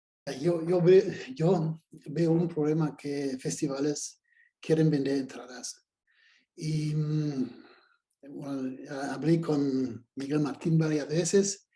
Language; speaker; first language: Spanish; non-native, fluent; German